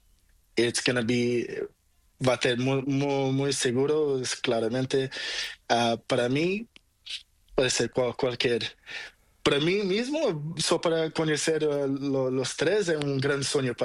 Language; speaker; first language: Spanish; non-native, learner; Portuguese